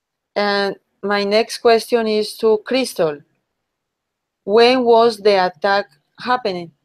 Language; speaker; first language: English; non-native, learner; Spanish